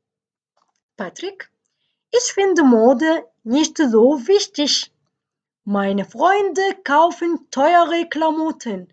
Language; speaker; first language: German; non-native, fluent; Arabic